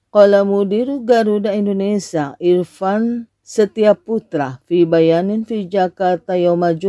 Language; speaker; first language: Arabic; non-native, fluent; Indonesian